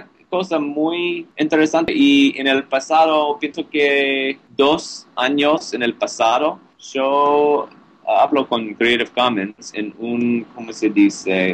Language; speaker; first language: Spanish; non-native, learner; English